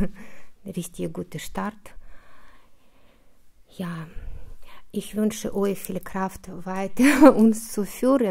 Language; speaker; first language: German; non-native, fluent; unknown